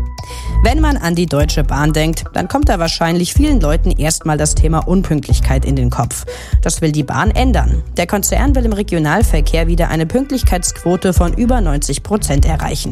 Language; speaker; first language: German; native; German